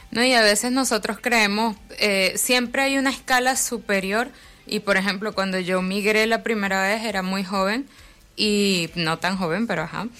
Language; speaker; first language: Spanish; native; Spanish